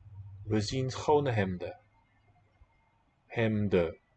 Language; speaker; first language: Dutch; non-native, learner; English